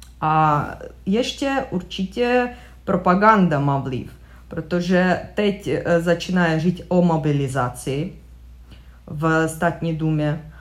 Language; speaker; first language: Czech; non-native, learner; Russian